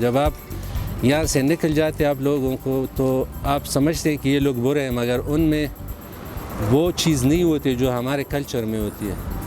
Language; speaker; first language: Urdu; non-native, local second language; Pashto